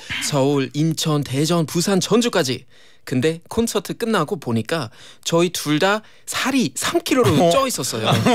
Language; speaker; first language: Korean; non-native, fluent; German